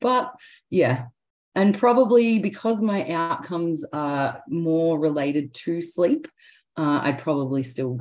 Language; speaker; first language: English; native; English